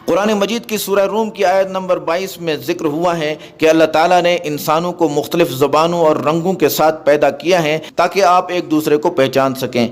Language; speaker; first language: Urdu; native; Urdu